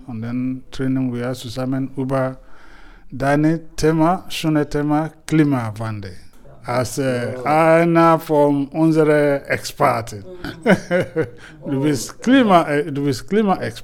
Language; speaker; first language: German; non-native, fluent; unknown